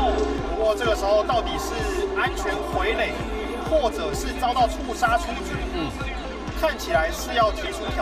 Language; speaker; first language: Chinese; native; Chinese